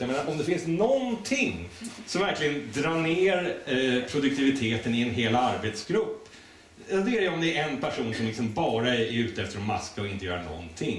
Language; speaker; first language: Swedish; native; Swedish